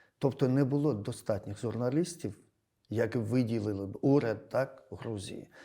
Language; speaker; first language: Ukrainian; non-native, fluent; Georgian